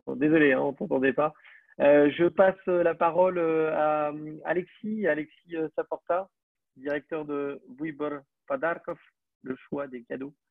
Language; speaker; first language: French; native; French